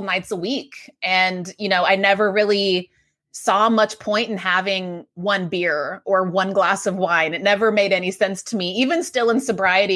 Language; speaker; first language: English; native; English